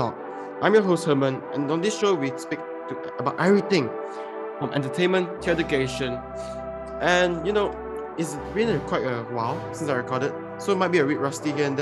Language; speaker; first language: English; non-native, local second language; Chinese